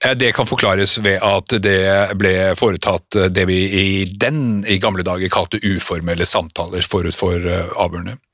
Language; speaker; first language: Norwegian; native; Norwegian